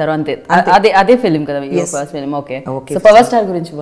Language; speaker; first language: Telugu; native; Telugu